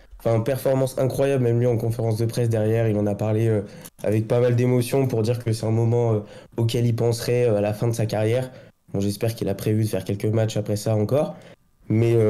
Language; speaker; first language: French; native; French